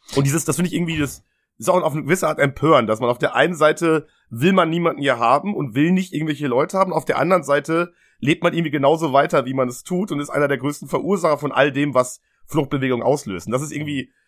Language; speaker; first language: German; native; German